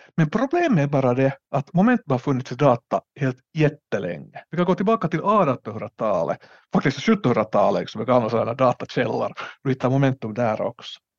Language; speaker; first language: Swedish; native; Swedish